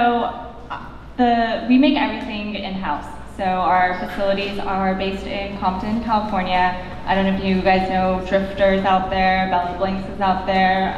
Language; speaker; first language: English; native; English